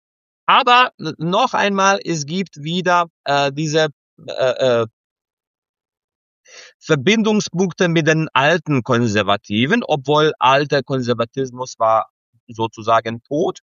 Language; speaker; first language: German; non-native, fluent; Serbian